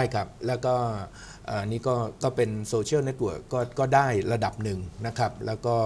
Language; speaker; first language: Thai; native; Thai